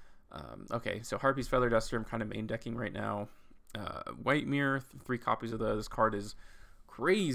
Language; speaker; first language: English; native; English